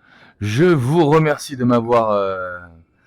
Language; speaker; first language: French; native; French